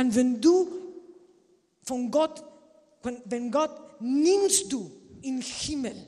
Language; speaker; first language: German; non-native, learner; Spanish